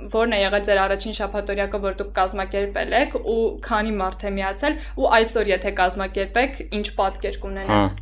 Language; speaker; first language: Armenian; native; Armenian